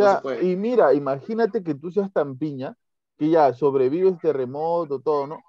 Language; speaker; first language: Spanish; native; Spanish